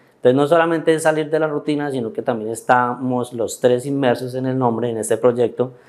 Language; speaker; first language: Spanish; native; Spanish